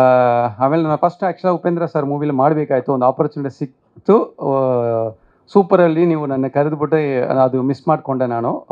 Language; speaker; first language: Kannada; non-native, fluent; Tamil